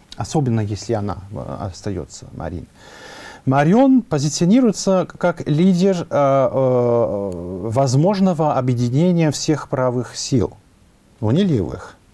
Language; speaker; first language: Russian; non-native, fluent; French